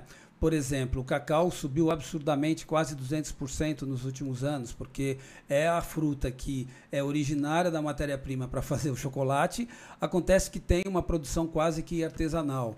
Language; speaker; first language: Portuguese; native; Portuguese